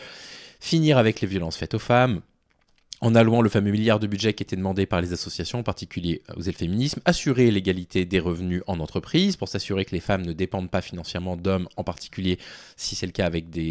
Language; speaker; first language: French; native; French